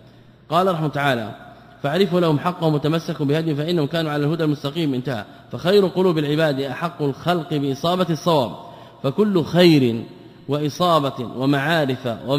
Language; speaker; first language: Arabic; native; Arabic